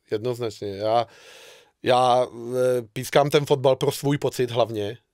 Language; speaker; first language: Czech; non-native, fluent; Hungarian